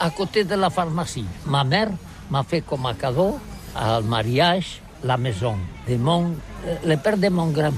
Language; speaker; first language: French; non-native, learner; Catalan